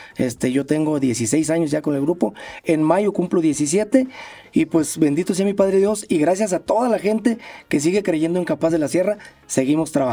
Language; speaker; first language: Spanish; native; Spanish